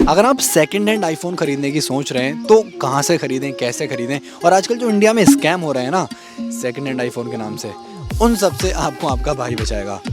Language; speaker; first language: Hindi; native; Hindi